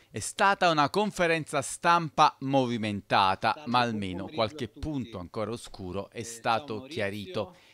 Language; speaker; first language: Italian; native; Italian